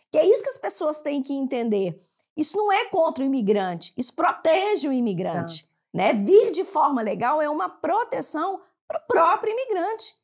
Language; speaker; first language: Portuguese; native; Portuguese